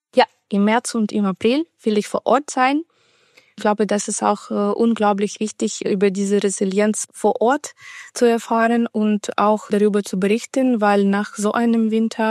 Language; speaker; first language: German; non-native, fluent; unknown